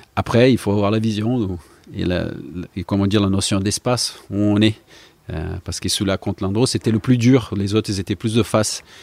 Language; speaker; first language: French; non-native, fluent; Portuguese